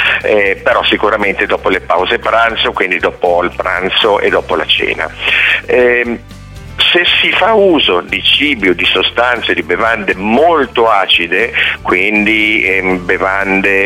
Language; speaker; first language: Italian; native; Italian